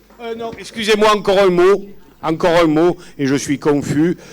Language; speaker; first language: French; native; French